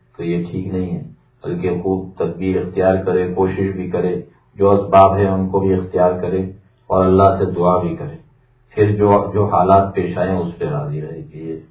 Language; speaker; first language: Urdu; native; Urdu